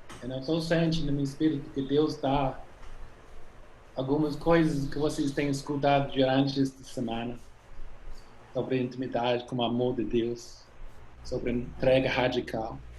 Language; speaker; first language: Portuguese; non-native, fluent; English